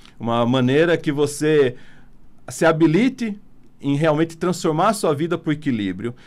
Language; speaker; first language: Portuguese; non-native, fluent; Italian